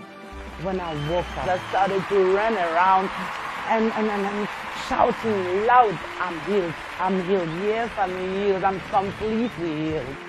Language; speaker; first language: English; non-native, local second language; Morisyen